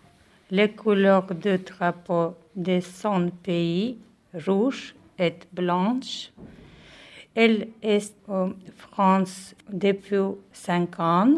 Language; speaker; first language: French; non-native, learner; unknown